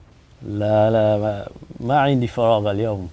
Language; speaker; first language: Arabic; non-native, learner; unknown